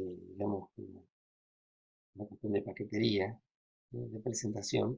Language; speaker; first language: Spanish; native; Spanish